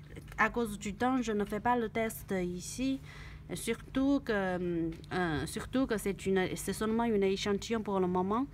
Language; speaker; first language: French; non-native, learner; Chinese